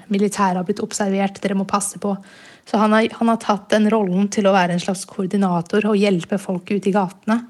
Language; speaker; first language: Norwegian; early bilingual, other home language; Burmese